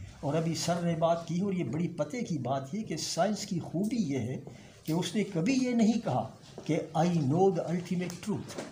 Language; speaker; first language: Urdu; non-native, local second language; Pashto